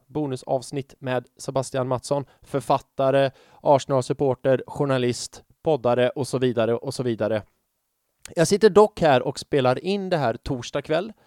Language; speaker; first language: Swedish; native; Swedish